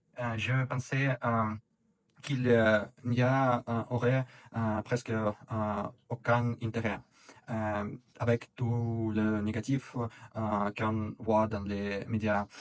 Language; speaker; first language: French; non-native, fluent; Russian